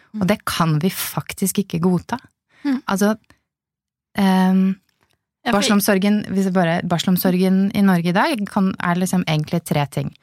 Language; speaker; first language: Norwegian; native; Norwegian